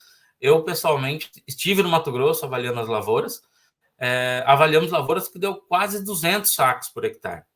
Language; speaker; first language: Portuguese; native; Portuguese